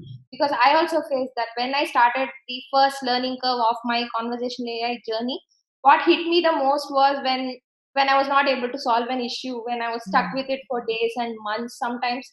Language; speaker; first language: English; non-native, local second language; Tamil